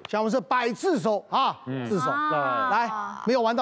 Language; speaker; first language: Chinese; native; Chinese